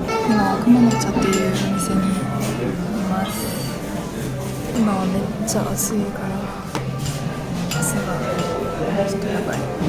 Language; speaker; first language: Japanese; non-native, learner; French